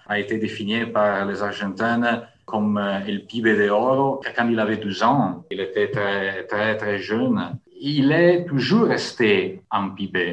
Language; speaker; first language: French; non-native, fluent; Italian